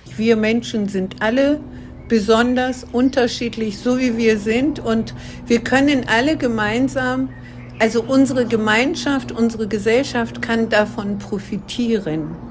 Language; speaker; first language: German; early bilingual, other home language; Kurdish